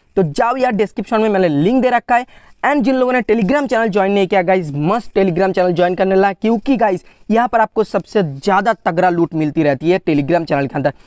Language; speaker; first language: Hindi; non-native, local second language; Bangla